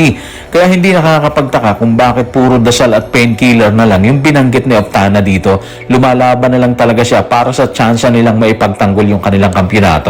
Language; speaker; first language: Filipino; native; Filipino